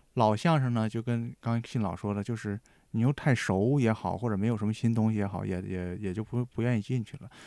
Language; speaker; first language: Chinese; native; Chinese